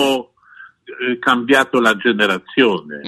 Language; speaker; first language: Italian; non-native, fluent; Polish